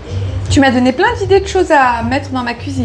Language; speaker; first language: French; native; French